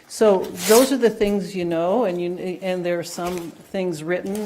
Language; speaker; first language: English; non-native, fluent; Dutch